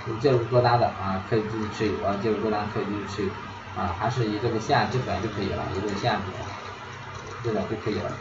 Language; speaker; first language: Chinese; native; Chinese